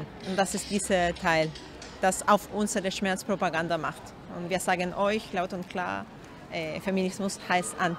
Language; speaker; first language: German; non-native, learner; Spanish